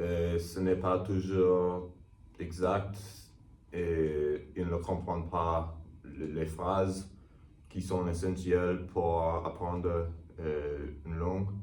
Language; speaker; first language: French; non-native, learner; English